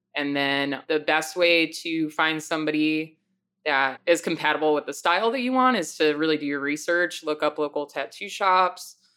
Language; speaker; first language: English; native; English